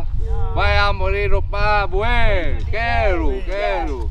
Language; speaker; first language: Portuguese; non-native, learner; Vietnamese